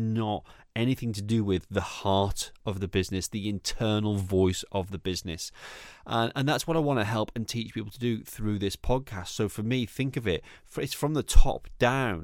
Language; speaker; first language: English; native; English